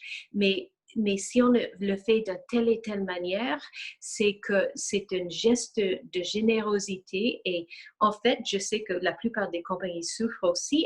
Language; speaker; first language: French; non-native, fluent; English